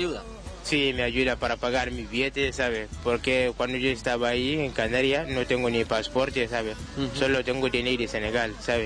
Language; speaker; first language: Spanish; non-native, learner; Wolof